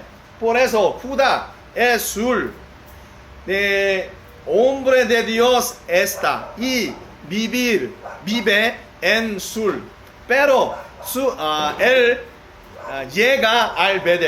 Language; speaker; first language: Spanish; non-native, learner; Korean